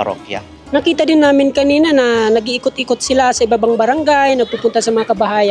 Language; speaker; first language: Filipino; native; Filipino